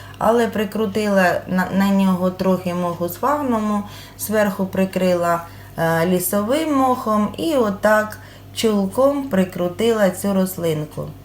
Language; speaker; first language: Ukrainian; native; Ukrainian